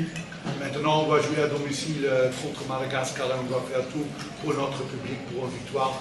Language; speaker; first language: French; non-native, fluent; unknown